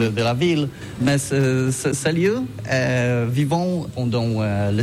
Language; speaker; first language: French; non-native, learner; Polish